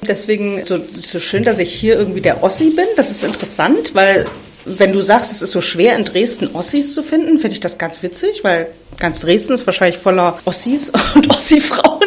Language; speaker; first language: German; native; German